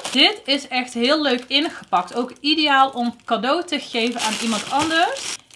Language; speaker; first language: Dutch; early bilingual, other home language; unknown